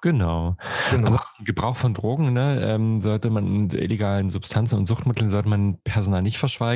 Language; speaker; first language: German; native; German